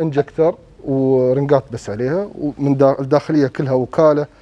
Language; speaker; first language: Arabic; native; Arabic